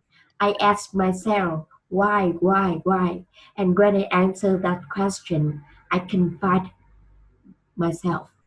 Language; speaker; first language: English; non-native, learner; Vietnamese